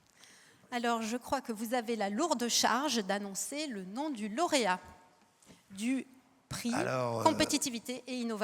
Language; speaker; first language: French; native; French